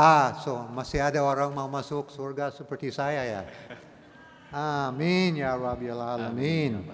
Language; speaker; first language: Indonesian; non-native, learner; English